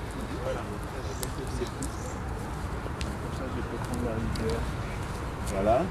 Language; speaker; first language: French; native; French